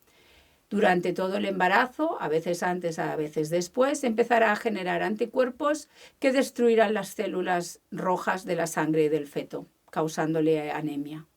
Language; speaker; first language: Spanish; native; Spanish